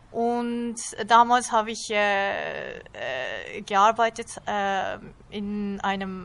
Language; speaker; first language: German; non-native, fluent; Japanese